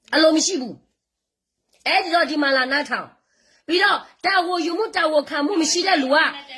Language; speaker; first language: Burmese; non-native, local second language; Karen languages